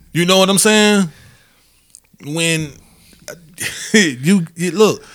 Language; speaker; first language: English; native; English